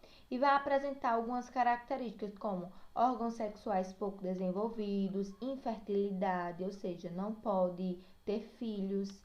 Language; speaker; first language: Portuguese; native; Portuguese